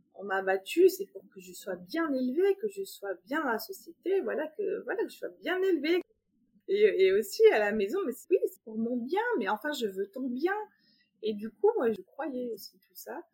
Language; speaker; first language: French; native; French